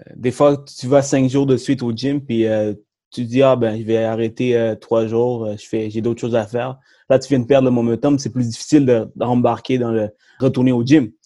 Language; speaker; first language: French; early bilingual, other home language; Tamil